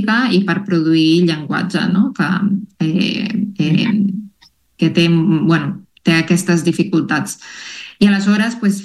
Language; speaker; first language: Catalan; non-native, fluent; Spanish